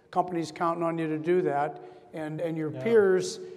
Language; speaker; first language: English; native; English